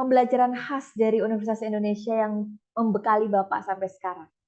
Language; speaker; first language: Indonesian; native; Indonesian